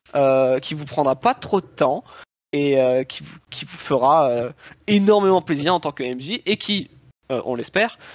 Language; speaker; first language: French; native; French